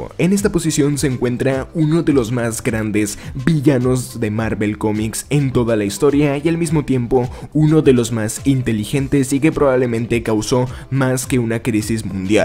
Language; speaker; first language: Spanish; native; Spanish